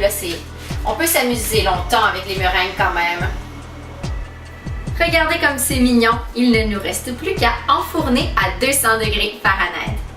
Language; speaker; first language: French; native; French